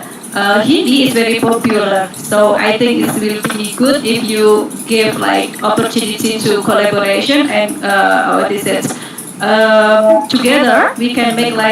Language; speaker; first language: English; non-native, learner; Indonesian